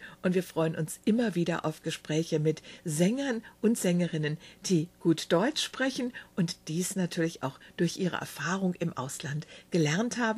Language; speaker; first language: German; native; German